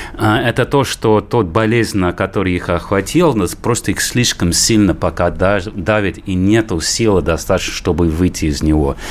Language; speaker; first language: Russian; non-native, fluent; English